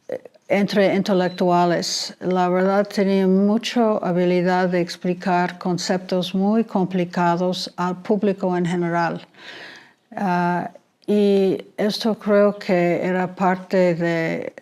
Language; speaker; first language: Spanish; non-native, fluent; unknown